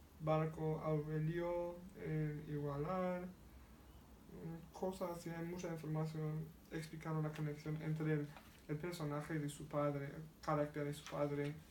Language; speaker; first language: Spanish; non-native, learner; English